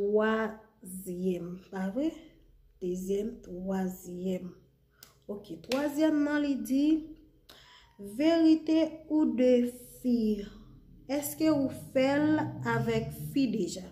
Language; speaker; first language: French; non-native, learner; Haitian Creole